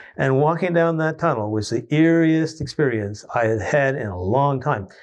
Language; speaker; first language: English; native; English